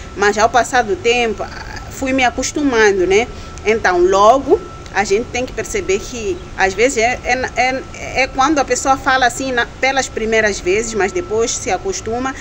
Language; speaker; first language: Portuguese; native; Portuguese